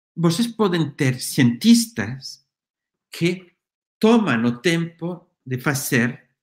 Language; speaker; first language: Portuguese; non-native, fluent; Spanish